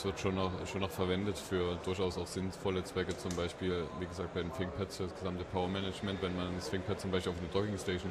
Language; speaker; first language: German; native; German